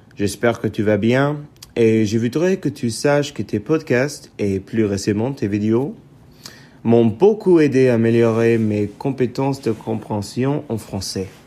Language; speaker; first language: French; non-native, learner; English